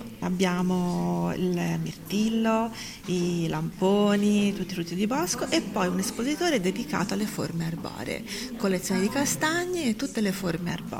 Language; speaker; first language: Italian; native; Italian